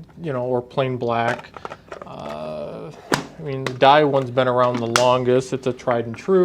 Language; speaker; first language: English; native; English